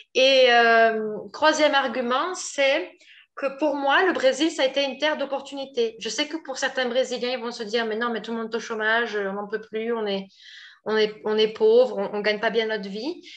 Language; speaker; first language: French; native; French